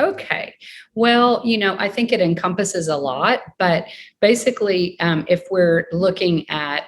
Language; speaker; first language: English; native; English